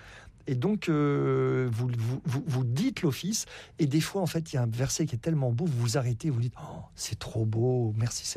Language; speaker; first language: French; native; French